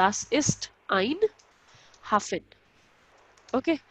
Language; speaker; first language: German; non-native, local second language; Hindi